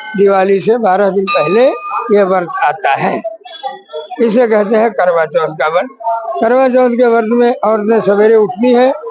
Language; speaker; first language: Hindi; non-native, local second language; Punjabi